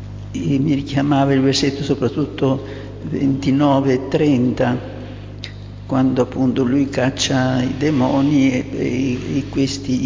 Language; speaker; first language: Italian; native; Italian